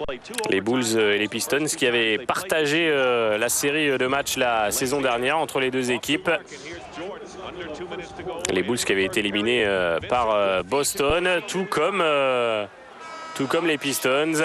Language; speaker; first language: French; native; French